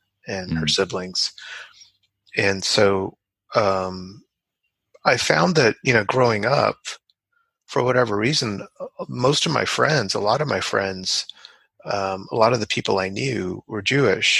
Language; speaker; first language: English; native; English